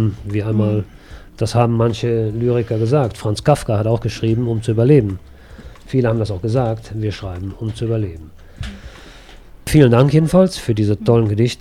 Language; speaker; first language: German; native; German